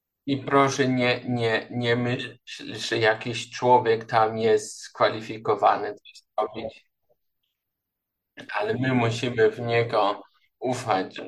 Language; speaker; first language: Polish; non-native, learner; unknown